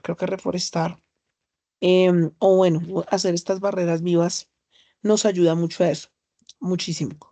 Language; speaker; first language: Spanish; native; Spanish